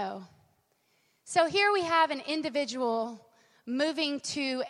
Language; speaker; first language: English; native; English